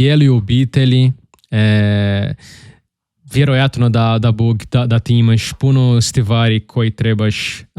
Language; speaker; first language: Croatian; non-native, learner; Portuguese